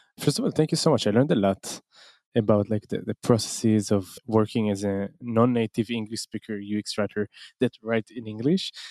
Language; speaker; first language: English; non-native, fluent; Hebrew